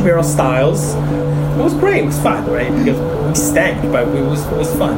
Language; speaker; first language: English; early bilingual, other home language; Chinese